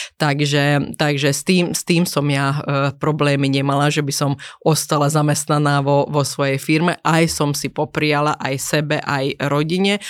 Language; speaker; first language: Slovak; non-native, local second language; Hungarian